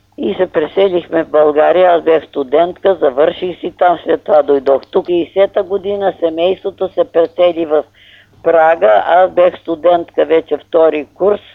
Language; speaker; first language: Bulgarian; native; Bulgarian